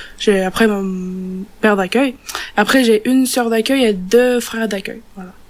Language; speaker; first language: French; non-native, learner; Turkish